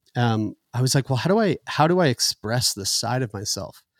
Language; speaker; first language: English; native; English